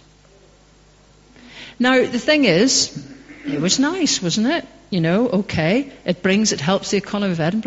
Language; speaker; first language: English; native; English